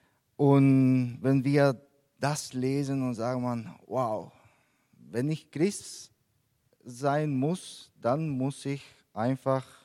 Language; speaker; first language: German; non-native, fluent; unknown